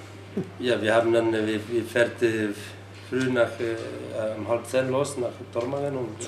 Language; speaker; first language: German; non-native, learner; Icelandic